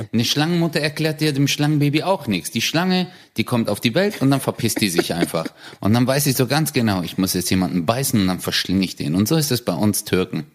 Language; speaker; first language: German; early bilingual, other home language; Turkish